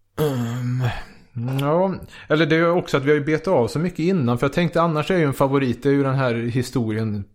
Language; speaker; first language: Swedish; native; Swedish